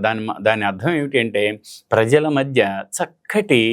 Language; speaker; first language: Telugu; native; Telugu